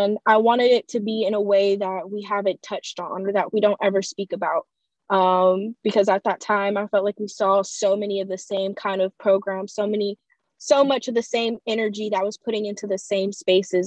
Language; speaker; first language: English; native; English